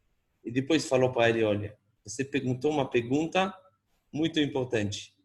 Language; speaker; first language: Portuguese; non-native, fluent; Hebrew